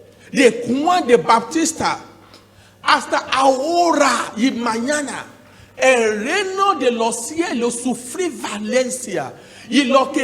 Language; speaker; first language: Spanish; non-native, learner; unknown